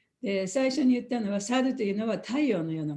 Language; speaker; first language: Japanese; native; Japanese